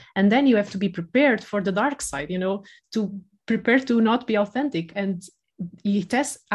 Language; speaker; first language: English; non-native, fluent; Portuguese